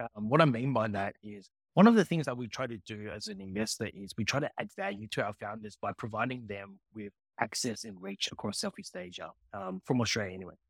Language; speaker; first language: English; native; English